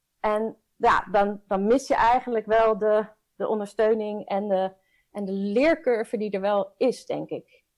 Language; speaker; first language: Dutch; native; Dutch